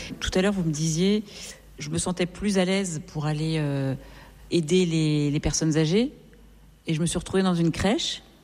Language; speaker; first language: French; native; French